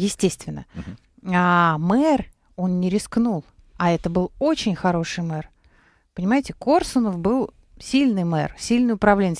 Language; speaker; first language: Russian; native; Russian